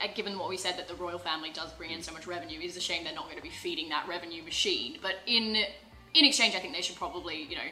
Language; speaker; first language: English; native; English